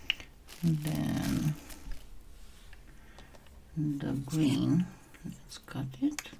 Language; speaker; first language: English; non-native, fluent; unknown